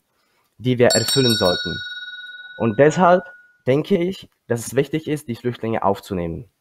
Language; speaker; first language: German; non-native, fluent; Czech